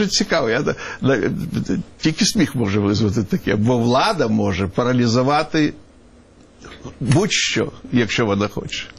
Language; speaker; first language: Ukrainian; non-native, local second language; Russian